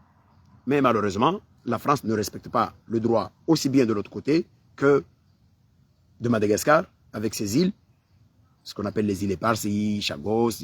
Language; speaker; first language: French; non-native, local second language; Comorian